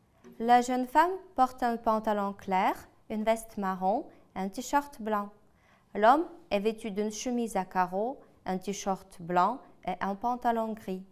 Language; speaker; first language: French; non-native, fluent; Ukrainian